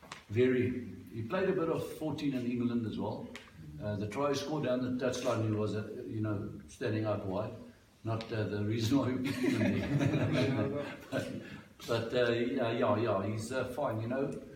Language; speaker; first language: English; non-native, local second language; Afrikaans